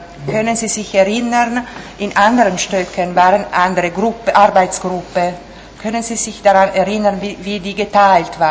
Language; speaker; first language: German; non-native, fluent; Italian